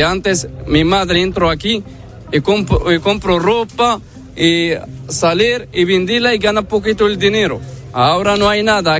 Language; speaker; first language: Spanish; non-native, learner; Arabic